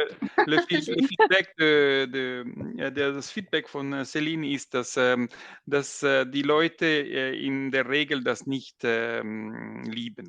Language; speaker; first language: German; non-native, local second language; French